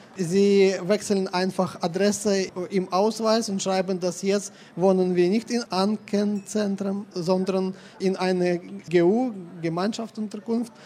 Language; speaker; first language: German; non-native, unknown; Ukrainian